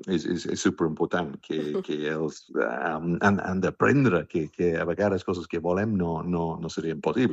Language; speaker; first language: Catalan; non-native, fluent; English